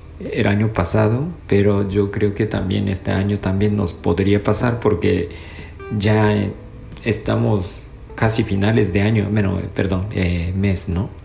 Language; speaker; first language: Spanish; non-native, fluent; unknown